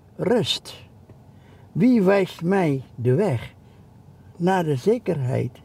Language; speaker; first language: Dutch; non-native, learner; Indonesian